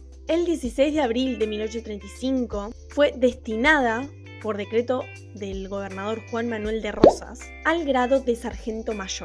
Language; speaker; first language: Spanish; native; Spanish